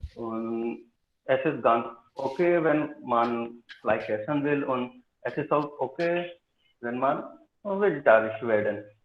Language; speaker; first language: German; non-native, learner; Hindi